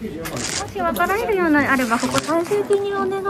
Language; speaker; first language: Japanese; native; Japanese